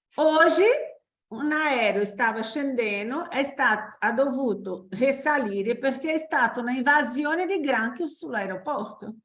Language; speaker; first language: Italian; non-native, fluent; Portuguese